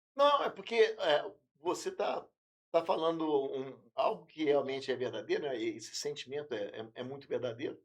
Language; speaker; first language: Portuguese; native; Portuguese